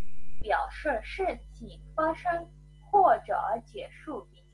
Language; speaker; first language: Chinese; non-native, fluent; Indonesian